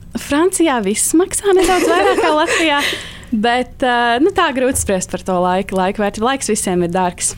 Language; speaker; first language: Latvian; native; Latvian